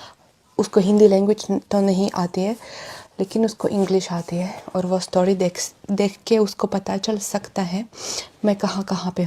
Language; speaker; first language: Hindi; non-native, fluent; Russian